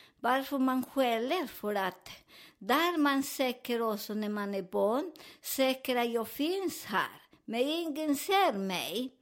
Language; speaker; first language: Swedish; non-native, fluent; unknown